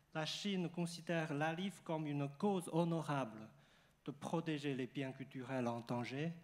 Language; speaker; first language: French; non-native, fluent; Chinese